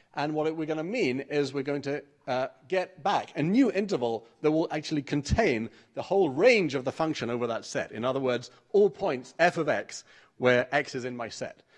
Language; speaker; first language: English; native; English